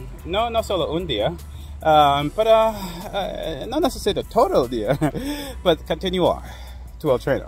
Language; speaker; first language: Spanish; non-native, learner; English